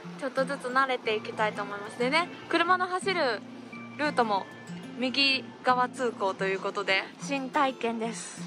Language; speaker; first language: Japanese; native; Japanese